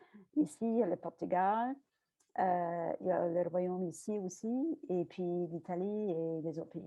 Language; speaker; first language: French; native; French